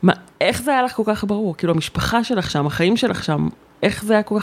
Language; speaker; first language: Hebrew; native; Hebrew